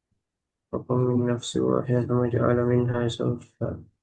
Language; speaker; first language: Arabic; non-native, learner; Indonesian